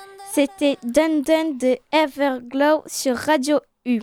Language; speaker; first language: French; native; French